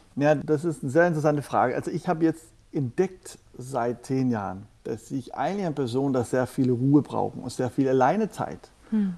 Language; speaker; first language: German; non-native, fluent; Danish